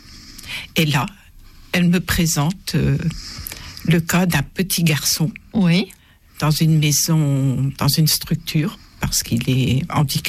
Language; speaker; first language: French; native; French